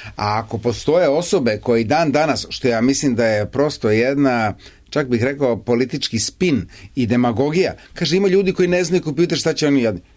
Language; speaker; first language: Serbian; native; Serbian